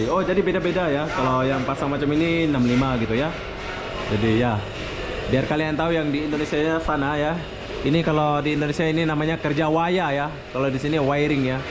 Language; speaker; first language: Indonesian; non-native, local second language; Sasak